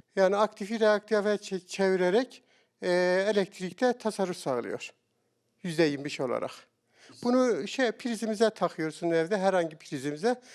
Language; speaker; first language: Turkish; native; Turkish